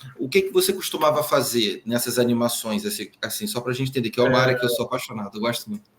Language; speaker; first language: Portuguese; native; Portuguese